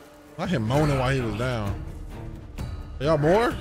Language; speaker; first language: English; native; English